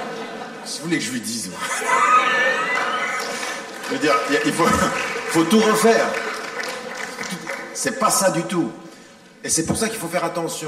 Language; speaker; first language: French; native; French